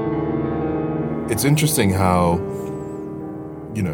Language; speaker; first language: English; non-native, local second language; Yoruba